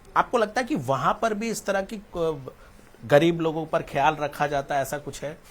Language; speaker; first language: Hindi; native; Hindi